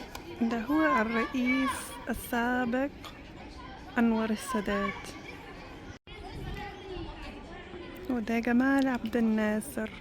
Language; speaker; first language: Arabic; non-native, fluent; German